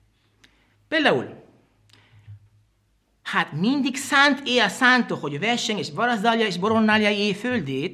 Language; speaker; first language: Hungarian; non-native, learner; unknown